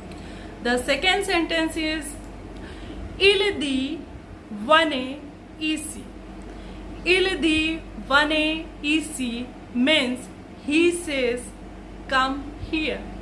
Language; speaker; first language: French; non-native, fluent; Hindi